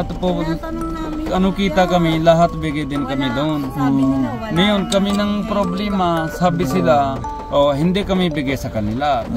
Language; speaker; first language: Filipino; non-native, local second language; Punjabi